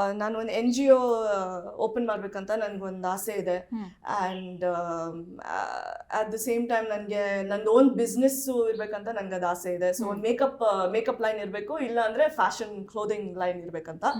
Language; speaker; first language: Kannada; early bilingual, heritage; Kannada